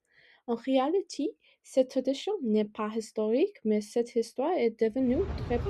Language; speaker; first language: French; non-native, learner; English